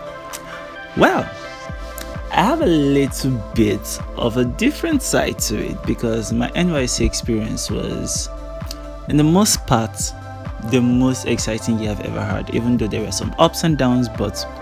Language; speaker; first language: English; non-native, local second language; Igbo